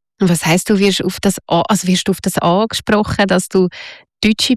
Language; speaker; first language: German; native; German